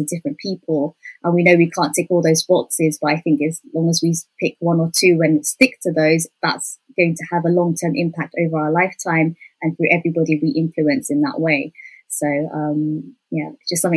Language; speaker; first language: English; native; English